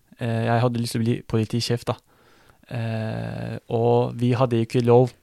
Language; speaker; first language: Norwegian; non-native, fluent; Turkish